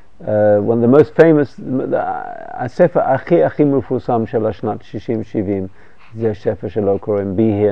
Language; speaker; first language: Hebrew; non-native, fluent; English